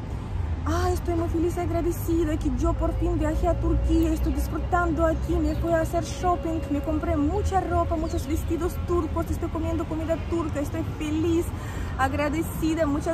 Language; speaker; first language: Spanish; native; Spanish